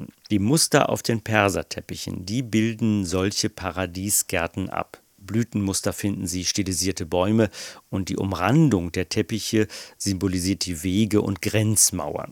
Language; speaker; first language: German; native; German